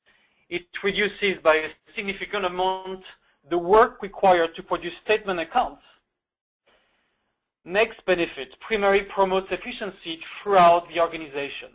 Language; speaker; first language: English; non-native, fluent; French